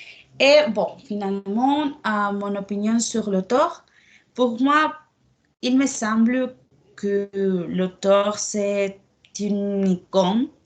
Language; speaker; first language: French; non-native, learner; Spanish